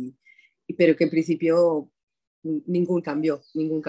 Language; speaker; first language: Spanish; non-native, fluent; Arabic